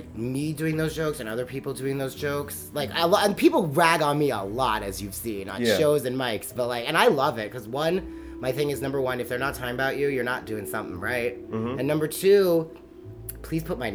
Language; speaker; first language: English; native; English